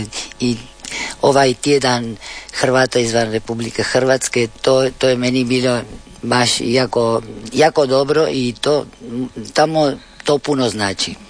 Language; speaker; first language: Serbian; early bilingual, heritage; Spanish